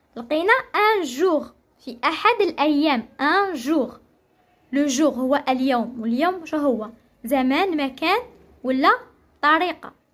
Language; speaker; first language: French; non-native, local second language; Arabic